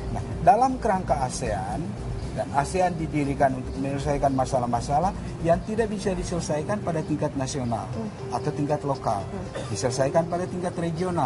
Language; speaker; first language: Indonesian; native; Indonesian